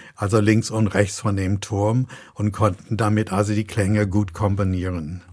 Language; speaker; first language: German; non-native, fluent; English